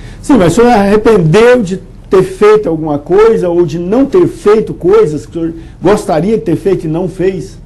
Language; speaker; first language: Portuguese; native; Portuguese